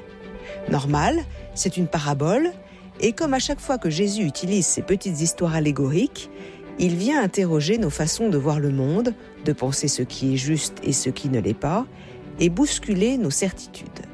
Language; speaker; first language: French; native; French